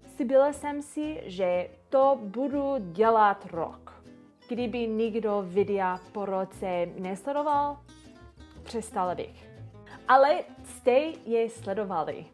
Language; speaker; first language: Czech; non-native, learner; English